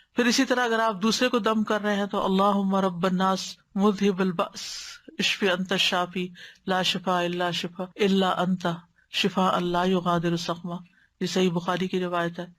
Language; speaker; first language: Urdu; native; Urdu